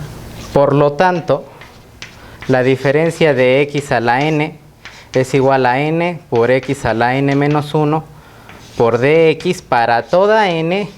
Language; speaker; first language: Spanish; native; Spanish